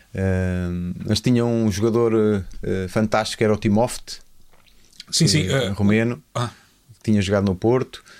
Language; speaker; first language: Portuguese; native; Portuguese